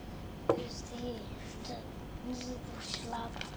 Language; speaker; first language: Dutch; early bilingual, other home language; Arabic